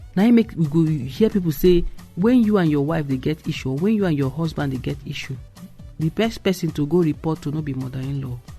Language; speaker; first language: Nigerian Pidgin; non-native, local second language; Igbo